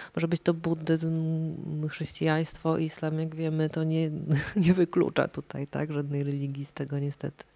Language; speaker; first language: Polish; native; Polish